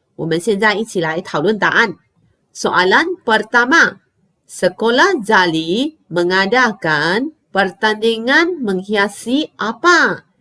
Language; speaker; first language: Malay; non-native, local second language; Chinese